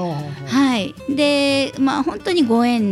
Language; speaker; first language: Japanese; native; Japanese